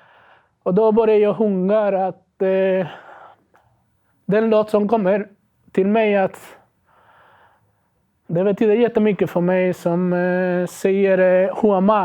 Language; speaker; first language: Swedish; non-native, learner; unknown